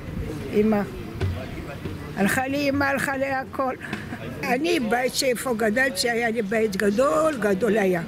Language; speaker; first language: Hebrew; non-native, fluent; Arabic